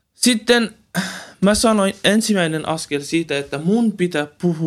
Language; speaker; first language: Finnish; non-native, learner; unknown